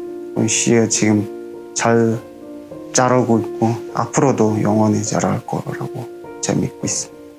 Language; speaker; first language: Korean; non-native, fluent; Mongolian